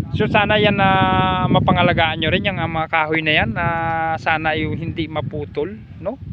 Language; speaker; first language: Filipino; native; Filipino